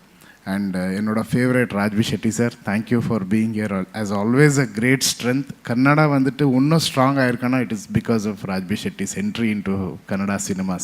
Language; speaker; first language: Tamil; non-native, local second language; Kannada